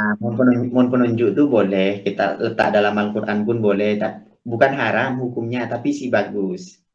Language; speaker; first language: Malay; native; Malay